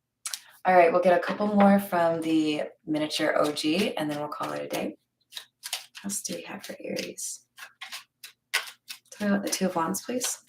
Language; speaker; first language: English; native; English